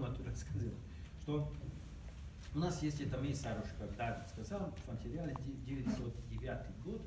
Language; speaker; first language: Russian; non-native, learner; Hungarian